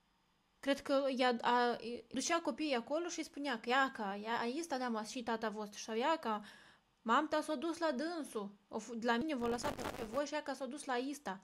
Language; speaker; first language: Romanian; native; Romanian